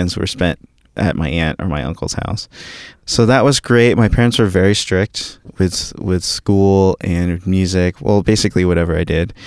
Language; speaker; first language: English; early bilingual, other home language; Filipino